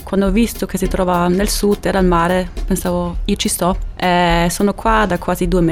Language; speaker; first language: Italian; non-native, fluent; German